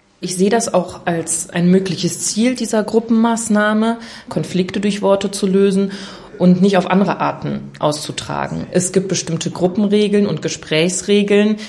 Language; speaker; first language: German; native; German